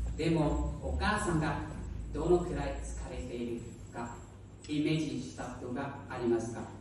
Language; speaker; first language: Japanese; non-native, learner; Hmong